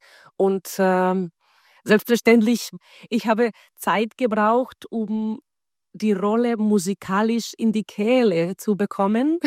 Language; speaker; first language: German; non-native, fluent; Spanish